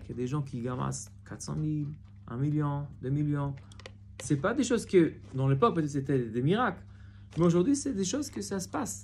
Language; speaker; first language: French; non-native, fluent; Hebrew